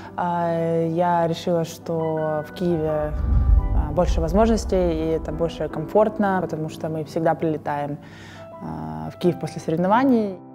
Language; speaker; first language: Russian; native; Russian